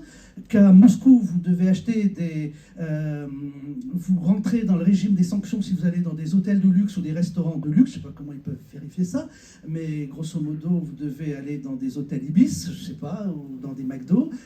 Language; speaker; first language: French; native; French